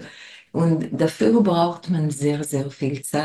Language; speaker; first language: German; non-native, fluent; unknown